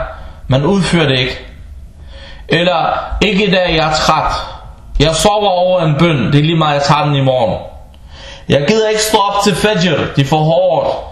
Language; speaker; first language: Danish; early bilingual, other home language; Arabic